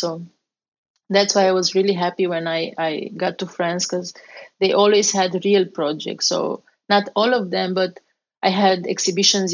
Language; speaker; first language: English; non-native, fluent; Romanian